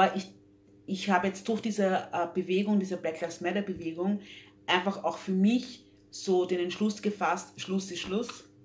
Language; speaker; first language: German; native; German